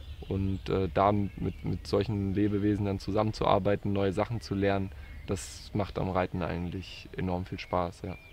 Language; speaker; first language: German; native; German